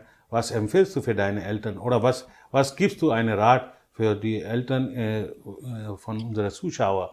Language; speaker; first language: German; non-native, learner; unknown